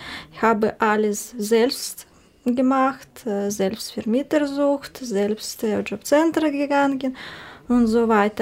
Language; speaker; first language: German; non-native, learner; Russian